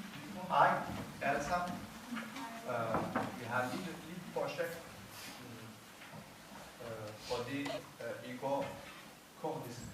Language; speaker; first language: Danish; non-native, learner; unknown